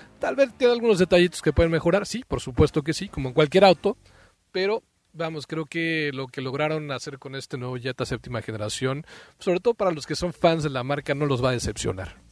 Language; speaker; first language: Spanish; native; Spanish